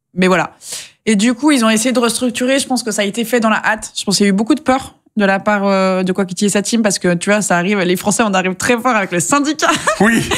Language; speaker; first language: French; native; French